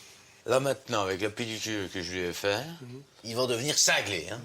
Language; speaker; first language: French; native; French